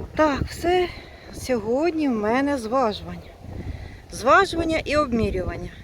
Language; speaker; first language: Ukrainian; non-native, local second language; Russian